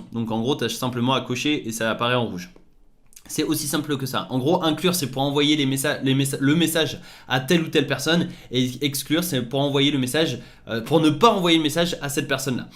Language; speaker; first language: French; native; French